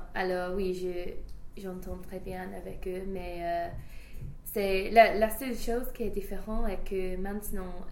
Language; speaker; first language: French; non-native, fluent; English